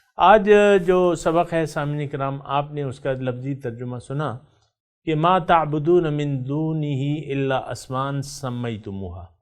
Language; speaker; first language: Urdu; non-native, local second language; Pashto